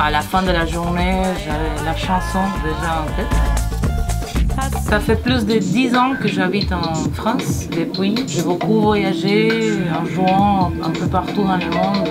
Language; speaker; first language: French; non-native, fluent; Spanish